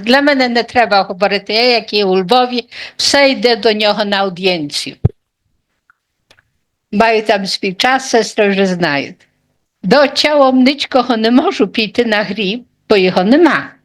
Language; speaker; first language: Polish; non-native, local second language; Ukrainian